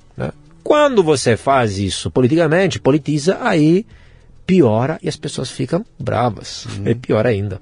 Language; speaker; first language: Portuguese; non-native, fluent; Italian